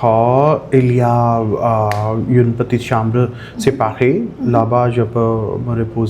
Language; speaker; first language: French; non-native, fluent; Hindi